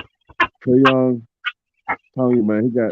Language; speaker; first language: English; native; English